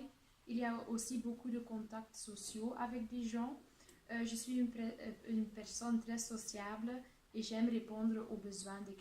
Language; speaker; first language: French; non-native, local second language; Dutch